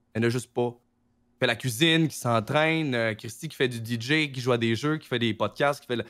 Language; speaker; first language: French; native; French